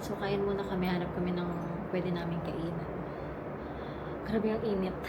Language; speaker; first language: Filipino; native; Filipino